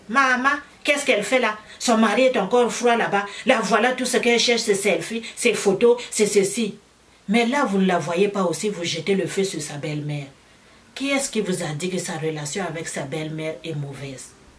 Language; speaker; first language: French; non-native, local second language; Lingala